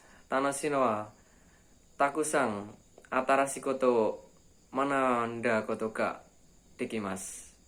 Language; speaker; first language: Japanese; non-native, learner; Indonesian